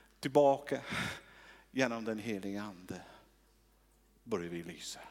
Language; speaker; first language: Swedish; non-native, fluent; English